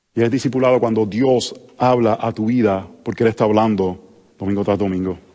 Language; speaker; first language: Spanish; native; Spanish